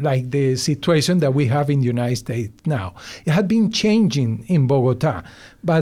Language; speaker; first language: English; non-native, learner; Spanish